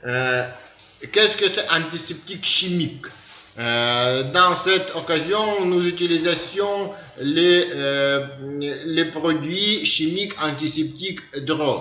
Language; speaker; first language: French; non-native, learner; Ukrainian